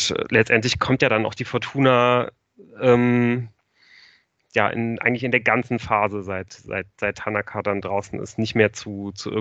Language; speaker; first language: German; native; German